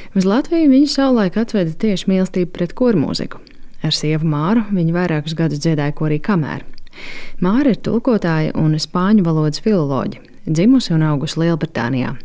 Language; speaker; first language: Latvian; native; Latvian